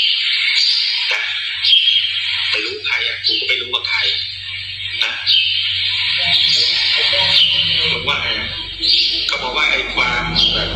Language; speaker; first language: Thai; native; Thai